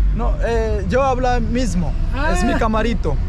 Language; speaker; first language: Spanish; non-native, learner; English